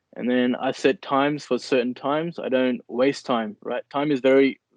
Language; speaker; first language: English; early bilingual, other home language; Nepali